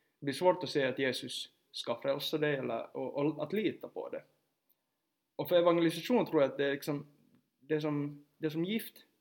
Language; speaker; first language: Swedish; native; Swedish